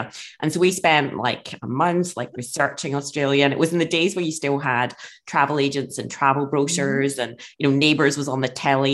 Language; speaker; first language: English; native; English